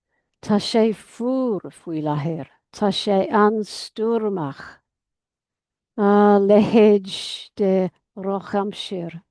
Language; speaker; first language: Irish; non-native, learner; English